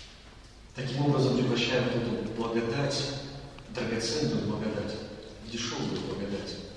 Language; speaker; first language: Russian; native; Russian